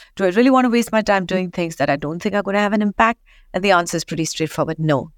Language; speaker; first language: English; non-native, local second language; Marathi